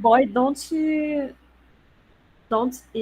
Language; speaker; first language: English; non-native, learner; Portuguese